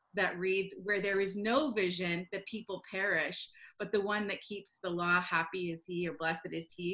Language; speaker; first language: English; native; English